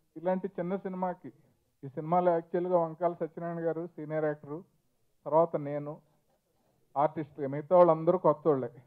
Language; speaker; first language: Telugu; native; Telugu